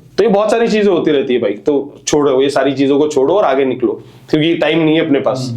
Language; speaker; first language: Hindi; non-native, local second language; Marathi